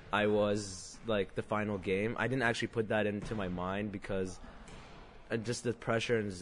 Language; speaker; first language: English; non-native, fluent; Arabic